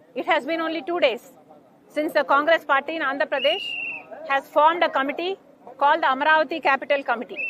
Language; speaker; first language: English; non-native, local second language; Telugu